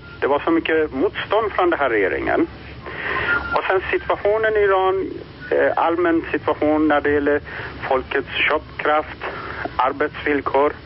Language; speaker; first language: Swedish; non-native, fluent; Persian